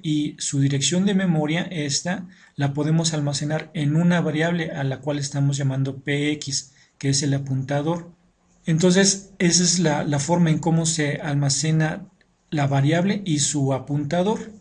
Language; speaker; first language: Spanish; native; Spanish